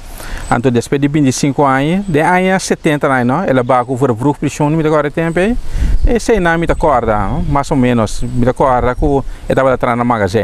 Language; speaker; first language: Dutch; non-native, local second language; Papiamento